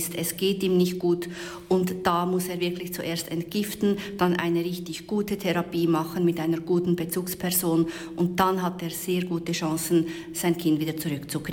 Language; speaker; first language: German; native; German